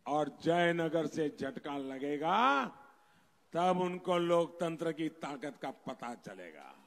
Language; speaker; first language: Hindi; non-native, local second language; Gujarati